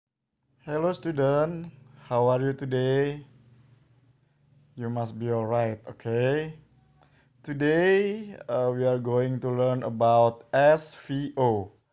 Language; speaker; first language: English; non-native, fluent; Indonesian